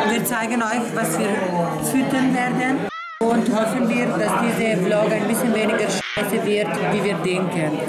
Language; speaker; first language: German; early bilingual, other home language; Spanish